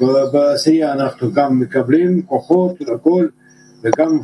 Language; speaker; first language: Hebrew; non-native, fluent; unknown